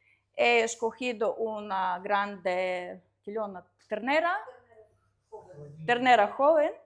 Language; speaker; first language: Spanish; non-native, learner; Russian